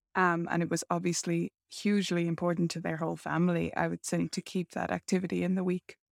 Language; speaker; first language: English; native; English